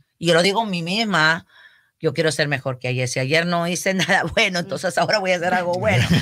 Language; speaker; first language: Spanish; early bilingual, heritage; Spanish